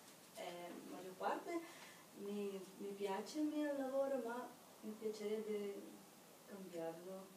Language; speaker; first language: Italian; non-native, learner; Russian